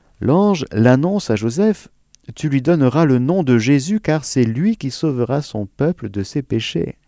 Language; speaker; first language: French; native; French